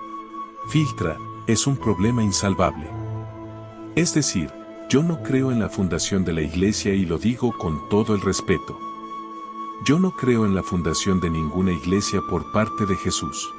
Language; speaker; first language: Spanish; native; Spanish